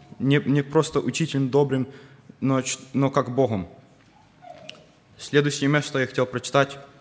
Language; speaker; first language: Russian; early bilingual, heritage; Russian